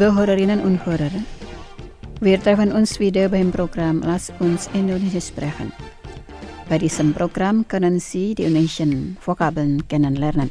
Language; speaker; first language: German; non-native, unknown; Indonesian